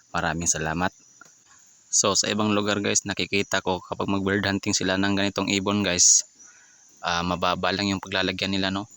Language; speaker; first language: Filipino; non-native, local second language; Cebuano